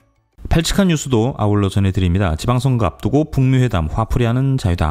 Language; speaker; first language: Korean; native; Korean